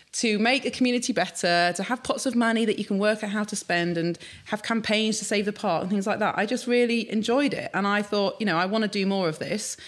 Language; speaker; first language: English; native; English